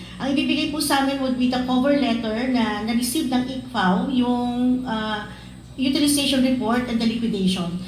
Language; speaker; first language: Filipino; native; Filipino